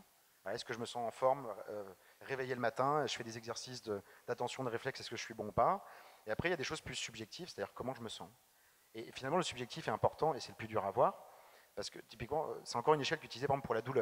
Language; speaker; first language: French; native; French